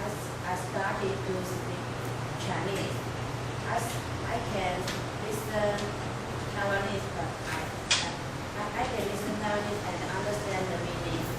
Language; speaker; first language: English; non-native, learner; Chinese